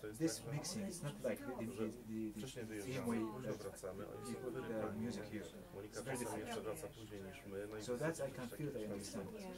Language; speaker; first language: English; non-native, learner; Arabic